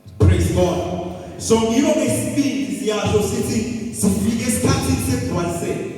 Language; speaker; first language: Zulu; non-native, local second language; Swati